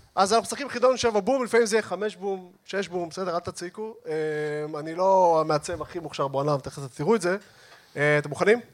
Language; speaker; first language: Hebrew; early bilingual, other home language; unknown